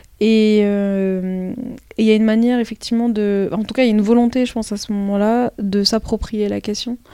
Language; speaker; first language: French; early bilingual, other home language; Arabic